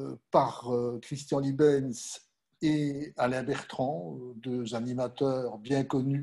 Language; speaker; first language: French; native; French